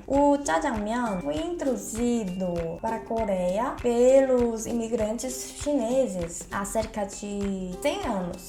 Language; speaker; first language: Portuguese; non-native, fluent; Korean